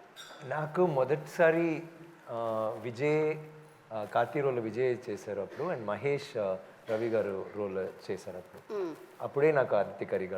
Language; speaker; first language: Telugu; non-native, local second language; Tamil